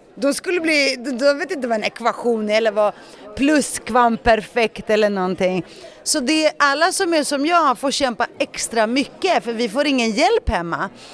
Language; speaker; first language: Swedish; early bilingual, other home language; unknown